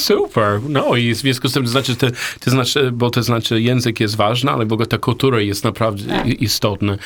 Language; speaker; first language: Polish; non-native, learner; English